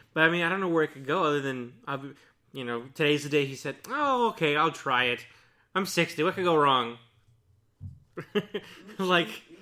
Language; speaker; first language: English; early bilingual, other home language; Spanish